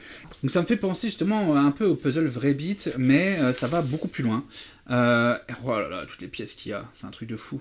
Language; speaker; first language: French; native; French